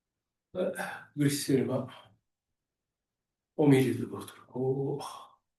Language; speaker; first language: French; non-native, fluent; Japanese